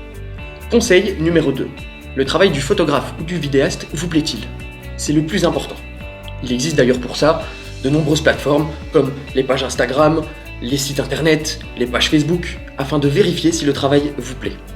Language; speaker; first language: French; native; French